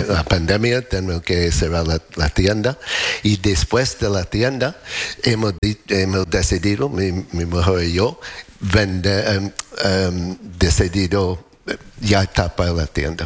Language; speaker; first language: Spanish; non-native, learner; English